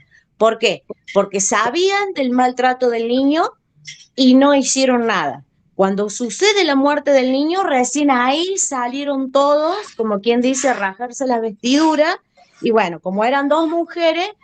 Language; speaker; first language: Spanish; native; Spanish